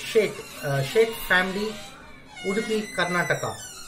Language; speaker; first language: English; non-native, local second language; Tamil